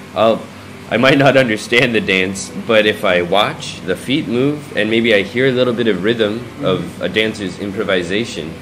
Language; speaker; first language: English; native; English